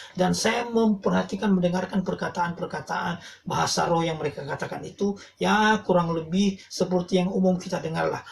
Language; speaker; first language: Indonesian; non-native, local second language; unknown